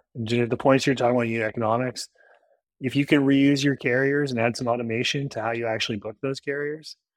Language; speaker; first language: English; native; English